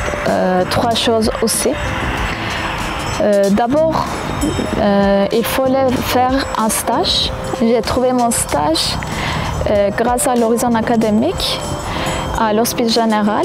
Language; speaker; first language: French; non-native, fluent; Kurdish